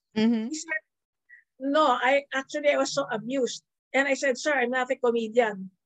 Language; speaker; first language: English; non-native, local second language; Filipino